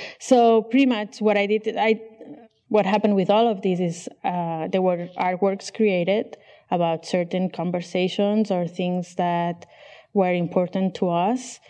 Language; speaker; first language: English; non-native, fluent; Catalan